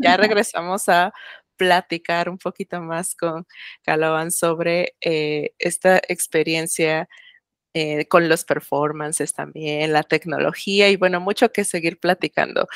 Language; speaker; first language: Spanish; native; Spanish